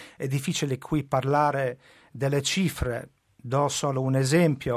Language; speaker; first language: Italian; non-native, fluent; Polish